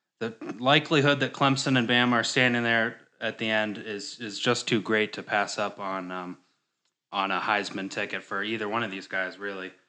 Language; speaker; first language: English; native; English